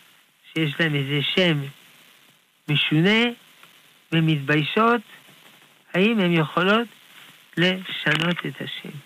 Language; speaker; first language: Hebrew; non-native, fluent; French